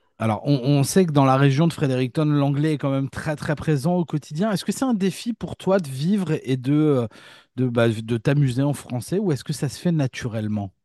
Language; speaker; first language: French; native; French